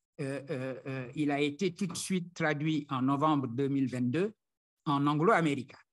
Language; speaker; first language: French; non-native, local second language; Wolof